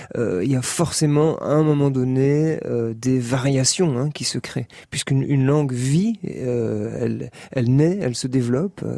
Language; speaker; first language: French; native; French